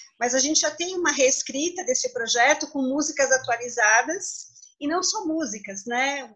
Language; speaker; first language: Portuguese; native; Portuguese